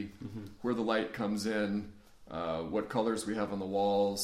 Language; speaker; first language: English; native; English